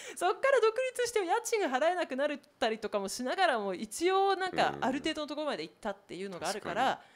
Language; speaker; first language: Japanese; native; Japanese